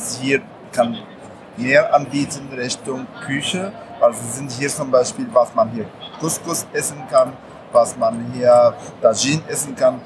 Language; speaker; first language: German; non-native, learner; Arabic